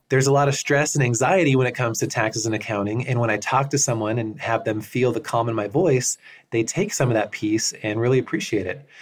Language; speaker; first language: English; native; English